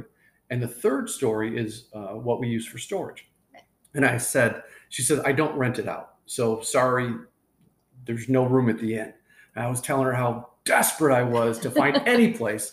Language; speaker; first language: English; native; English